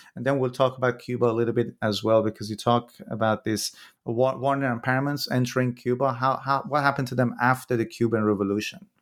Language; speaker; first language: English; non-native, fluent; Persian